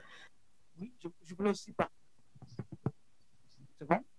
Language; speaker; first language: French; native; French